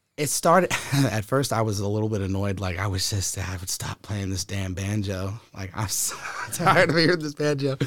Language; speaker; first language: English; native; English